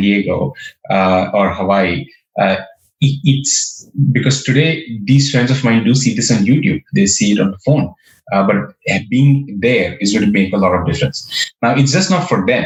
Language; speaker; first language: English; non-native, local second language; Marathi